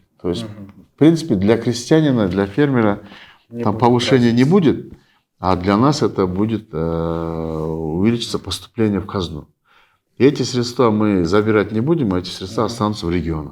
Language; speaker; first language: Russian; non-native, local second language; Kyrgyz